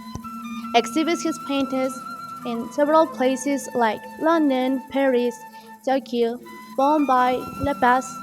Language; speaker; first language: English; non-native, learner; Spanish